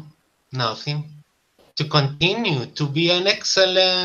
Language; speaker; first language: English; non-native, learner; Spanish